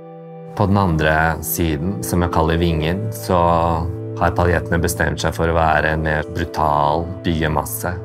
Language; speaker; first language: Norwegian; early bilingual, other home language; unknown